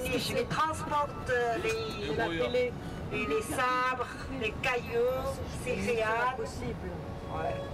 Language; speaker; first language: French; non-native, fluent; Chinese